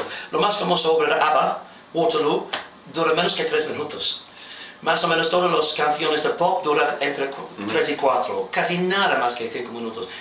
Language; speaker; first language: Spanish; non-native, fluent; English